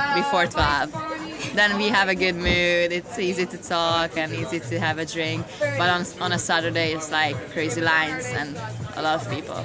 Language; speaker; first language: English; non-native, fluent; Hungarian